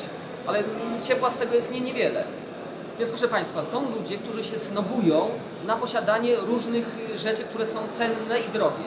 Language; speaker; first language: Polish; native; Polish